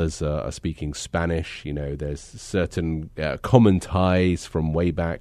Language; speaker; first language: English; native; English